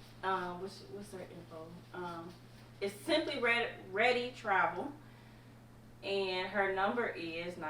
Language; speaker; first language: English; native; English